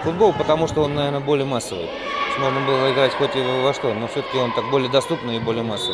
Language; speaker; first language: Russian; native; Russian